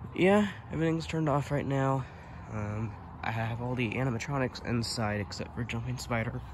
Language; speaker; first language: English; native; English